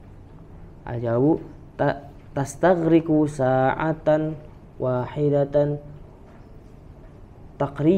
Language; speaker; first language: Arabic; non-native, fluent; Indonesian